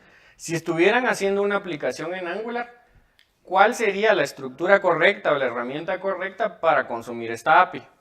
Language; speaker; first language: Spanish; native; Spanish